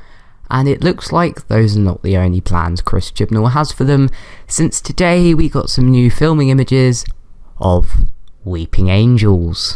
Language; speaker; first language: English; native; English